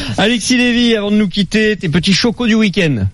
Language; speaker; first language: French; native; French